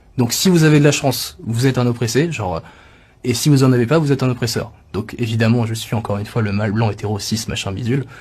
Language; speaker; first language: French; native; French